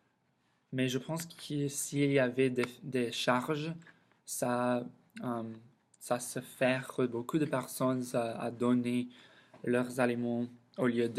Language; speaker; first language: French; non-native, learner; English